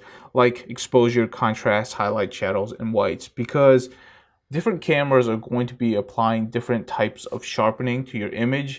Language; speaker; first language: English; native; English